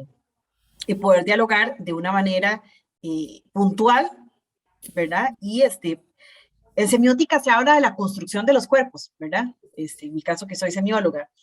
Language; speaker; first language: Spanish; native; Spanish